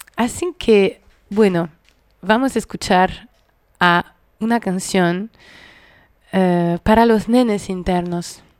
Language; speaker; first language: Spanish; non-native, fluent; French